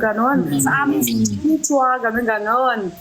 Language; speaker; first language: Filipino; non-native, learner; Chinese